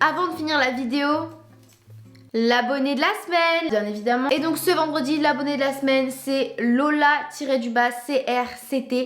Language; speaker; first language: French; native; French